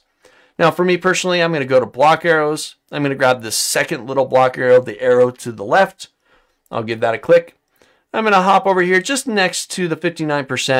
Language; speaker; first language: English; native; English